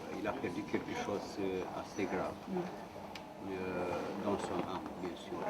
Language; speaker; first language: French; non-native, fluent; Romanian